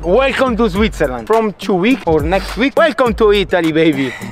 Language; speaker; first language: English; non-native, learner; Italian